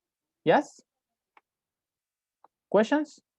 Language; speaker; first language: English; non-native, fluent; Spanish